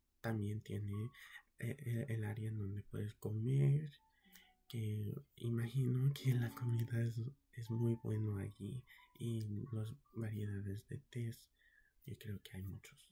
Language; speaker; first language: Spanish; early bilingual, heritage; Spanish